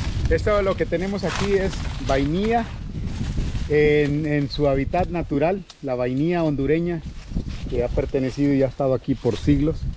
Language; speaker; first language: Spanish; native; Spanish